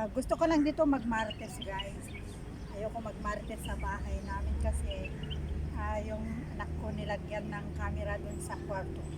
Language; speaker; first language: Filipino; non-native, local second language; Iloko